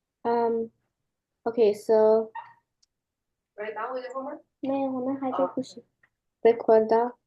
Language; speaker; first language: Spanish; non-native, learner; English